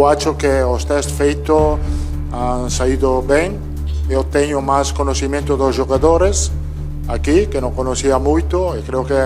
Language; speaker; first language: Portuguese; non-native, learner; Italian